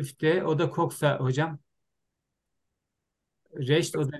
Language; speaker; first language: German; non-native, learner; Turkish